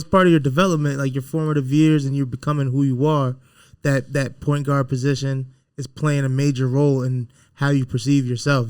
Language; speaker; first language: English; native; English